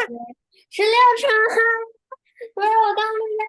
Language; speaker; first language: Chinese; early bilingual, heritage; Chinese